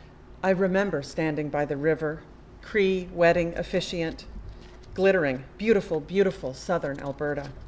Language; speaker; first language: English; native; English